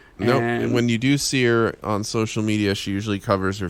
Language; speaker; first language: English; native; English